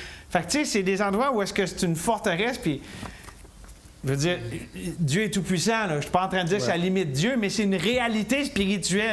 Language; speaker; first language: French; native; French